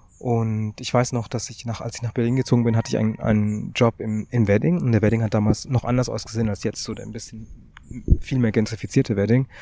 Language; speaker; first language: German; early bilingual, other home language; Tamil